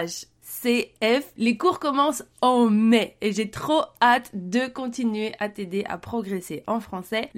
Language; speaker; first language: French; native; French